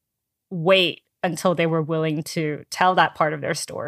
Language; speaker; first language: English; native; English